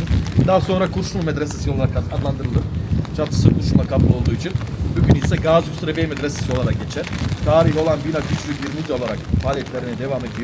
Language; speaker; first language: Turkish; native; Turkish